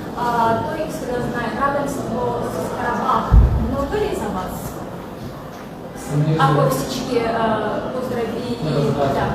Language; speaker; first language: Bulgarian; non-native, learner; Azerbaijani